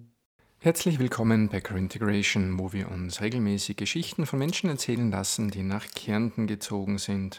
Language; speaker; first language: German; native; German